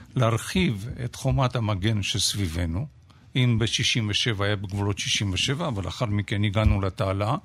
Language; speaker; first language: Hebrew; non-native, fluent; Romanian